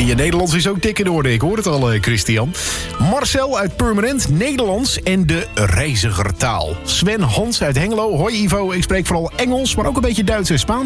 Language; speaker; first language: Dutch; native; Dutch